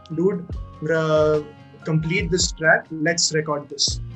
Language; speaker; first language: English; non-native, local second language; Hindi